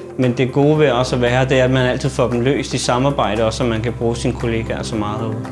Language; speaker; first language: Danish; native; Danish